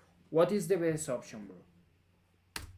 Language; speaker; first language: English; non-native, fluent; Spanish